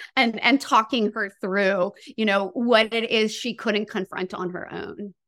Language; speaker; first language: English; native; English